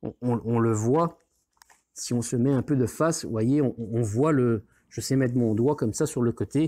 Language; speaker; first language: French; native; French